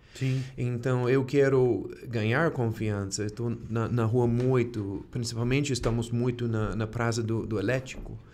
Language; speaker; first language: Portuguese; non-native, fluent; English